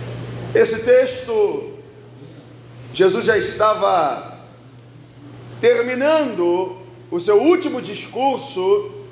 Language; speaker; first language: Portuguese; native; Portuguese